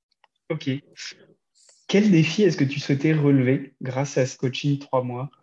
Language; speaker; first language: French; native; French